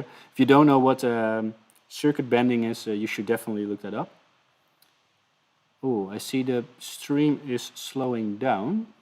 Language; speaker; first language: English; non-native, fluent; Dutch